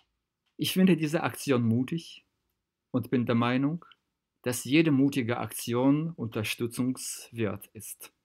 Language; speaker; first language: German; non-native, fluent; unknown